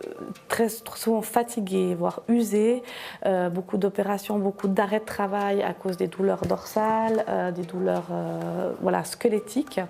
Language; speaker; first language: French; native; French